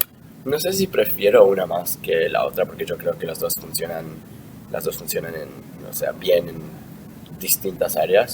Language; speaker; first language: Spanish; early bilingual, heritage; Spanish